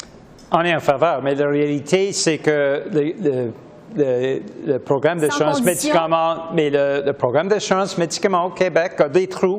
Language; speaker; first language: French; native; French